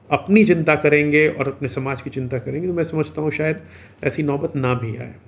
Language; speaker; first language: Hindi; native; Hindi